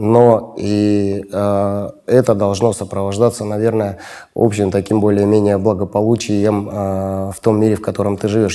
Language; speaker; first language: Russian; native; Russian